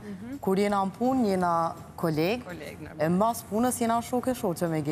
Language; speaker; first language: Albanian; native; Albanian